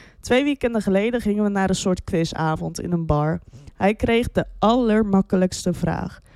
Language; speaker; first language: Dutch; native; Dutch